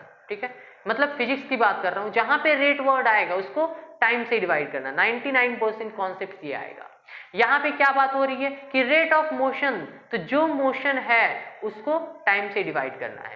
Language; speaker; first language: Hindi; native; Hindi